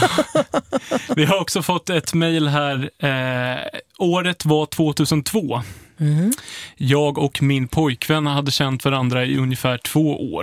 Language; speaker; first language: Swedish; native; Swedish